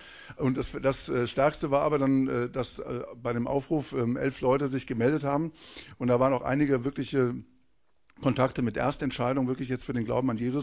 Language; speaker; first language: German; native; German